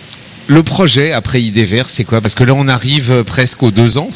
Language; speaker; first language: French; native; French